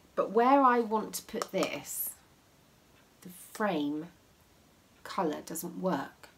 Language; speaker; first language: English; native; English